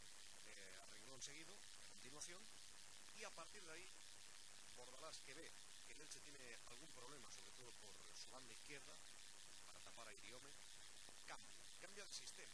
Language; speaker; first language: Spanish; native; Spanish